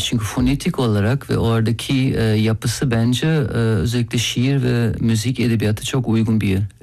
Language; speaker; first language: Turkish; non-native, fluent; German